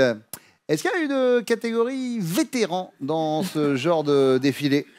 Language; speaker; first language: French; native; French